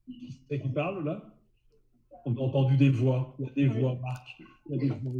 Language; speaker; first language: French; native; French